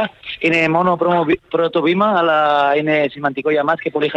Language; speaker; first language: Greek; non-native, learner; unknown